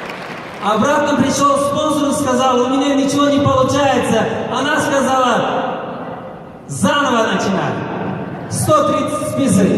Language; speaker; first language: Russian; non-native, local second language; Tajik